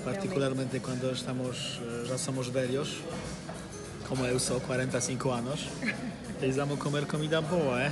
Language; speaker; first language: Portuguese; non-native, learner; Polish